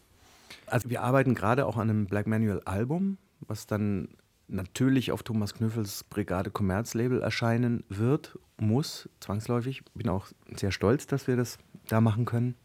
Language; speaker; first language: German; native; German